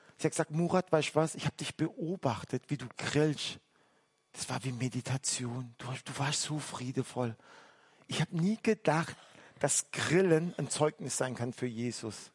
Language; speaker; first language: German; early bilingual, other home language; Turkish